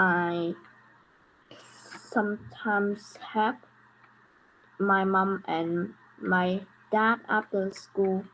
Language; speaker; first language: English; non-native, learner; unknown